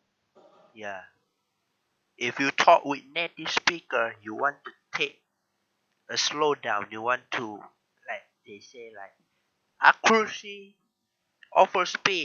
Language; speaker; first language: English; non-native, learner; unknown